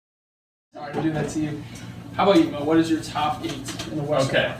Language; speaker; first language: English; native; English